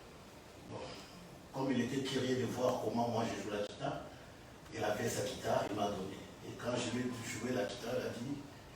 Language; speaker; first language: French; non-native, local second language; Lingala